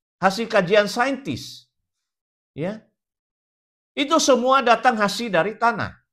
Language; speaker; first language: Malay; non-native, local second language; Central Dusun